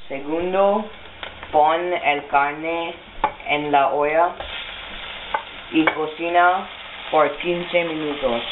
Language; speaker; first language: Spanish; non-native, learner; English